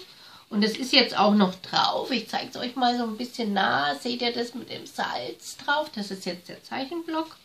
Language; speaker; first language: German; native; German